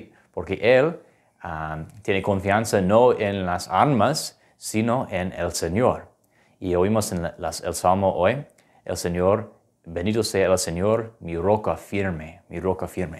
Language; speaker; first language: Spanish; non-native, fluent; English